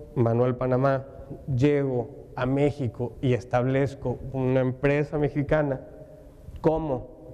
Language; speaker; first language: Spanish; native; Spanish